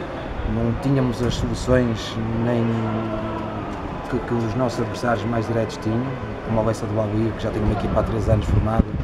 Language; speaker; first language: Portuguese; native; Portuguese